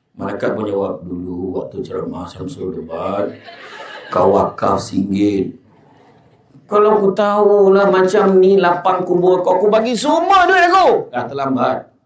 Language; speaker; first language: Malay; native; Malay